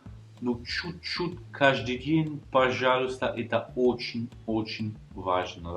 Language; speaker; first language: Russian; non-native, learner; Italian